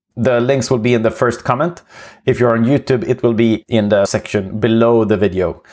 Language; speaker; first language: English; non-native, fluent; Swedish